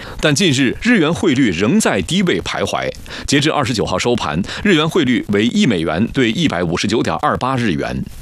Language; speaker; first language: Chinese; native; Chinese